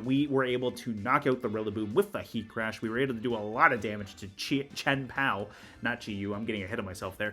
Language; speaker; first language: English; native; English